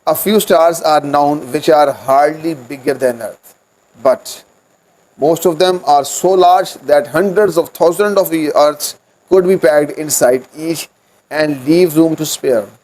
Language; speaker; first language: English; non-native, local second language; Urdu